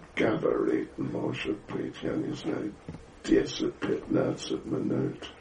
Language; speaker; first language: Russian; non-native, learner; English